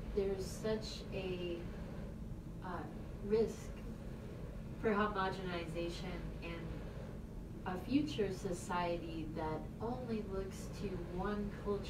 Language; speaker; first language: English; native; English